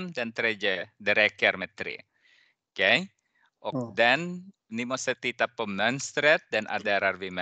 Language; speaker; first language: Swedish; non-native, fluent; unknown